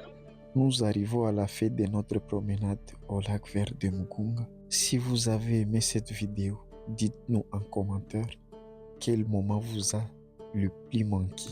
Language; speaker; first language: French; non-native, local second language; Swahili